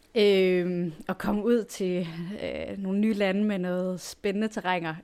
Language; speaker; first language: Danish; native; Danish